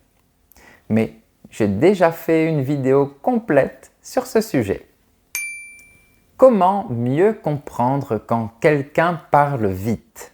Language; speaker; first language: French; native; French